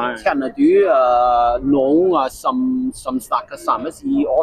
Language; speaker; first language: Norwegian; non-native, learner; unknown